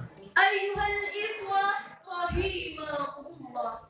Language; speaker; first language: Arabic; non-native, learner; Indonesian